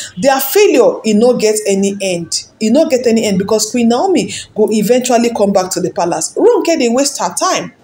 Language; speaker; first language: Nigerian Pidgin; non-native, local second language; Yoruba